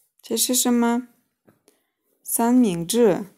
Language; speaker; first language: Chinese; non-native, fluent; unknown